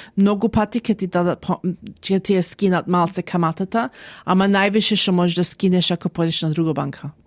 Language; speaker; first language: Macedonian; early bilingual, heritage; Macedonian